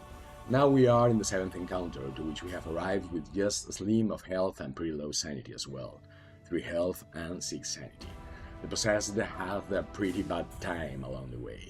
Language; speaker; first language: English; non-native, fluent; Spanish